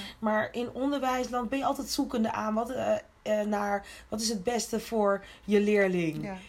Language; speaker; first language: Dutch; early bilingual, other home language; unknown